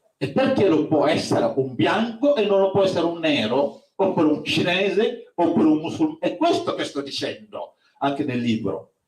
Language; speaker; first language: Italian; non-native, fluent; Wolof